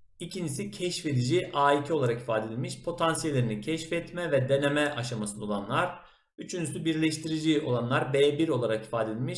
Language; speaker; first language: Turkish; native; Turkish